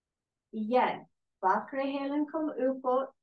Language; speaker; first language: Swedish; non-native, learner; English